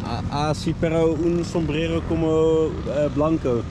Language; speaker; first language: Spanish; non-native, learner; Dutch